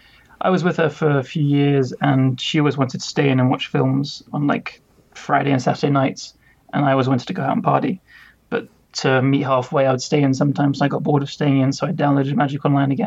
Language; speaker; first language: English; native; English